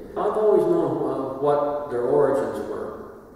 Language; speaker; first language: English; native; English